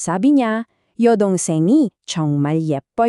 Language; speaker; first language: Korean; non-native, fluent; Filipino